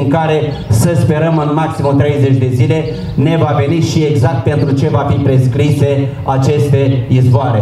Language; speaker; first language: Romanian; native; Romanian